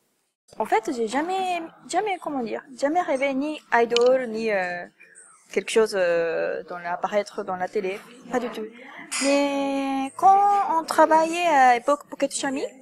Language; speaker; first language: French; non-native, fluent; Japanese